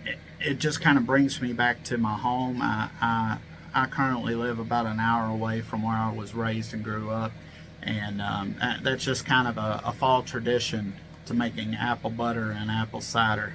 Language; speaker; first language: English; native; English